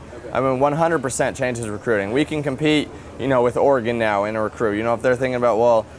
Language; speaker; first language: English; native; English